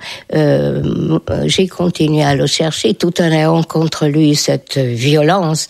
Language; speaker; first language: French; non-native, fluent; Hungarian